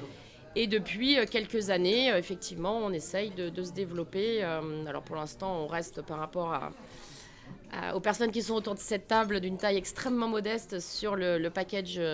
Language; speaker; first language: French; native; French